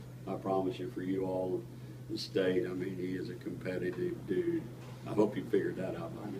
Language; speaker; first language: English; native; English